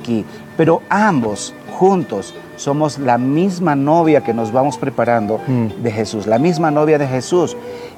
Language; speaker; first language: English; non-native, learner; Spanish